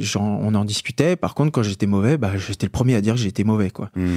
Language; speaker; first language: French; native; French